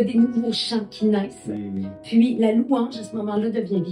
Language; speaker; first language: French; native; French